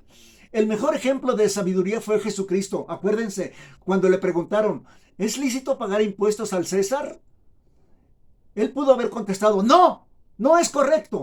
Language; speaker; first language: Spanish; native; Spanish